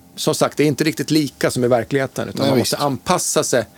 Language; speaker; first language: Swedish; native; Swedish